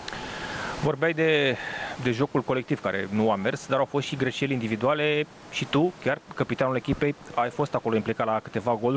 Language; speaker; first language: Romanian; native; Romanian